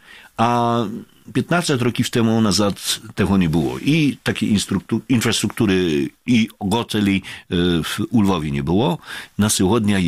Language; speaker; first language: Ukrainian; non-native, fluent; Polish